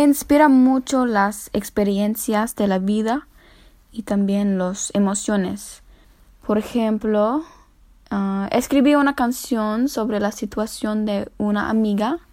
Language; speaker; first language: Spanish; non-native, fluent; English